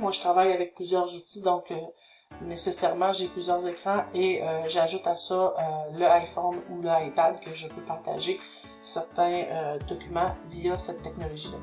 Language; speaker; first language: French; native; French